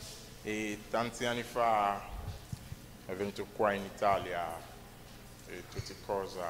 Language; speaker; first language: Italian; non-native, learner; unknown